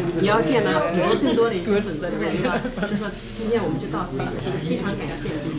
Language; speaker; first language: Chinese; native; Chinese